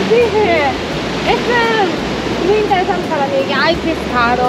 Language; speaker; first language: Spanish; non-native, learner; Japanese